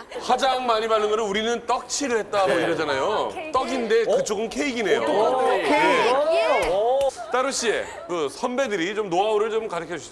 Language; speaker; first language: Korean; native; Korean